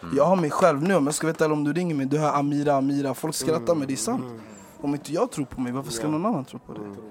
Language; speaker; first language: Swedish; early bilingual, other home language; Spanish